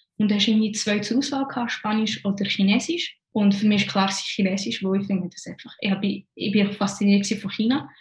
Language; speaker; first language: German; early bilingual, other home language; Arabic